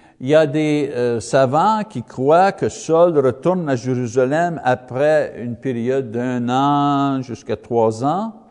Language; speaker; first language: French; non-native, learner; English